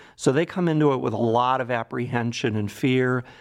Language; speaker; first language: English; native; English